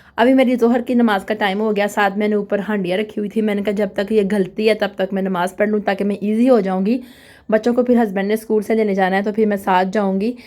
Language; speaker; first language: Urdu; non-native, local second language; Punjabi